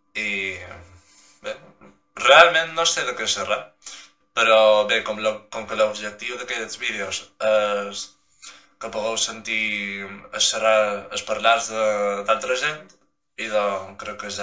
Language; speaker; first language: Catalan; non-native, local second language; Spanish